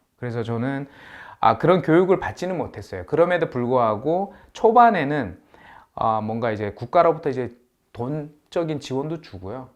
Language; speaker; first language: Korean; native; Korean